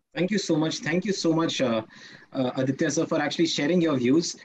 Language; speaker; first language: English; non-native, local second language; Hindi